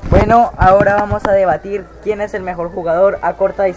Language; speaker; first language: Spanish; native; Spanish